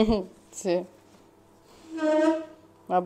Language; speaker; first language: Italian; native; Italian